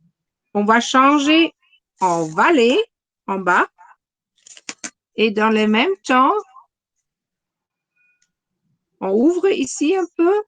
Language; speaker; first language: French; non-native, fluent; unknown